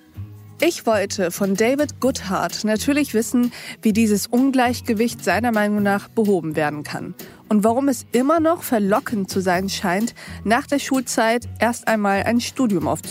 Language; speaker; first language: German; native; German